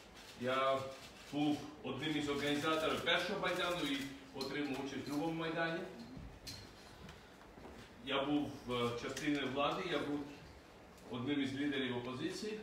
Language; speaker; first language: Ukrainian; non-native, fluent; Georgian